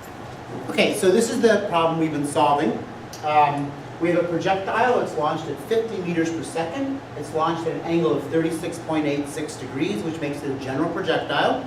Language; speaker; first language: English; native; English